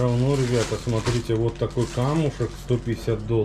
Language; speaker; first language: Russian; native; Russian